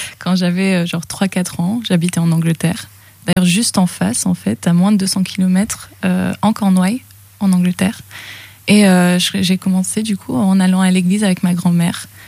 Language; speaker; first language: French; early bilingual, other home language; English